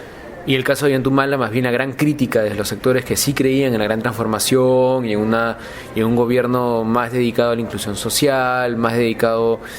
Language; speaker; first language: Spanish; native; Spanish